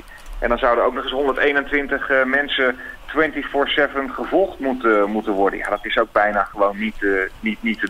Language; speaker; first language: Dutch; native; Dutch